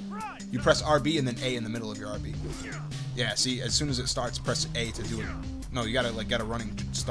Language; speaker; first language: English; native; English